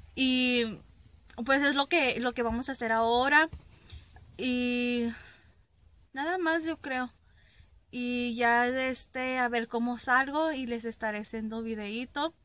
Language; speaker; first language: Spanish; native; Spanish